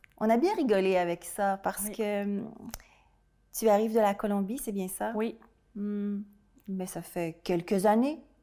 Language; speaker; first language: French; native; French